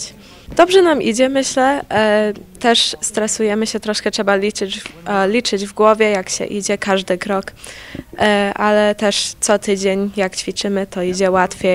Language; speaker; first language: Polish; early bilingual, heritage; Polish